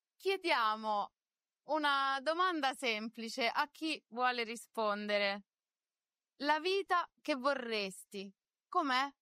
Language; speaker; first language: Italian; native; Italian